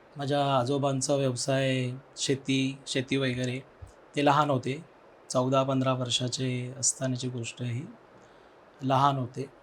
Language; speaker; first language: Marathi; non-native, local second language; Telugu